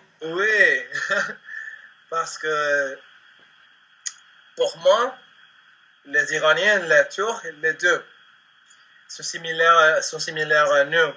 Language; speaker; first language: French; non-native, learner; Spanish